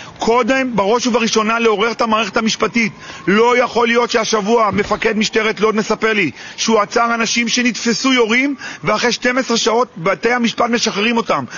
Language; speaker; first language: Hebrew; native; Hebrew